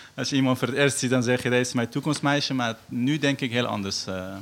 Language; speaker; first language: Dutch; non-native, fluent; Persian